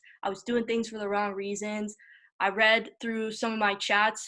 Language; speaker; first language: English; native; English